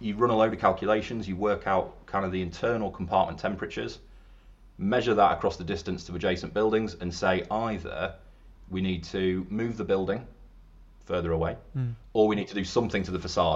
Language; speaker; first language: English; native; English